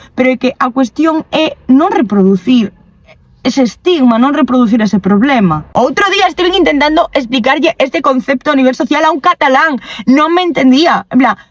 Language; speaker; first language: Galician; non-native, local second language; Spanish